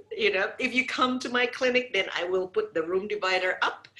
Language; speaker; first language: English; non-native, fluent; Indonesian